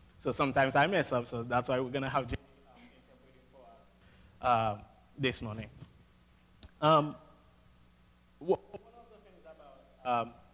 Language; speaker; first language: English; non-native, fluent; Haitian Creole